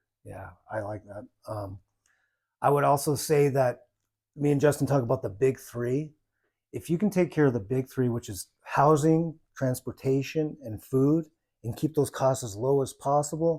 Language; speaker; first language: English; native; English